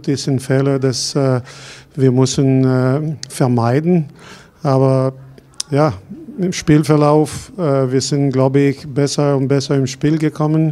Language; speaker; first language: German; non-native, fluent; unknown